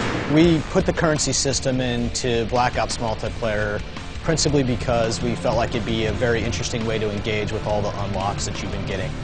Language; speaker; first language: English; native; English